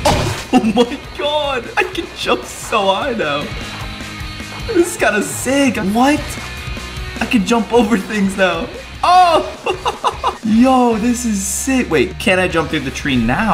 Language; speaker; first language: English; native; English